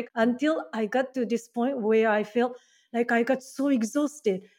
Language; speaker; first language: English; non-native, fluent; Japanese